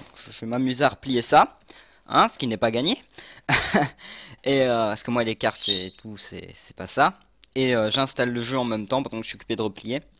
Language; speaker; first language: French; native; French